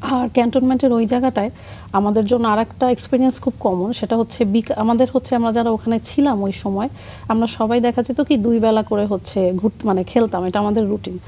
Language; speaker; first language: Bangla; native; Bangla